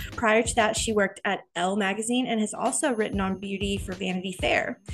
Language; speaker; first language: English; native; English